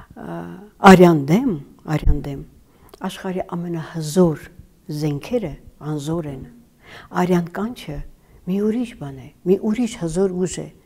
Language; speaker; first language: Armenian; native; Armenian